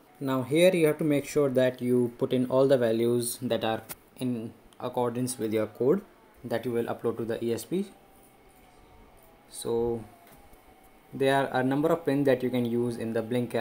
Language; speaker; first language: English; non-native, local second language; Hindi